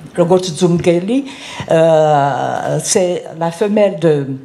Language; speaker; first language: French; non-native, fluent; Georgian